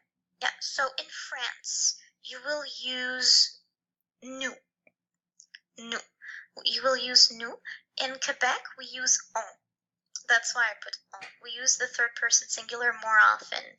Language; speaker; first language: English; non-native, fluent; French